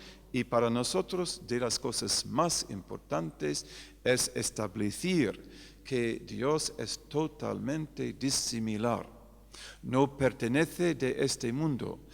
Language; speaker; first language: Spanish; non-native, fluent; English